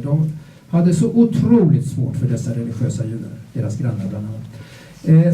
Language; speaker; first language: Swedish; native; Swedish